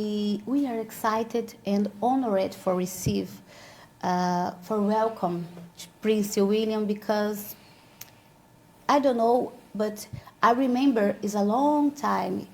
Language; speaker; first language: English; non-native, learner; Portuguese